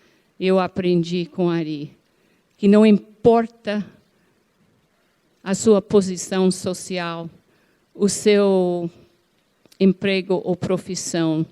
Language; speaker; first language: Portuguese; non-native, fluent; English